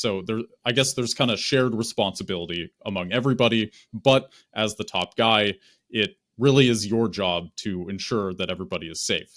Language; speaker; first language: English; native; English